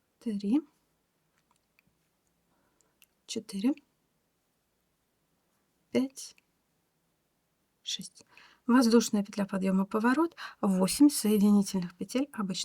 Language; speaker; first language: Russian; native; Russian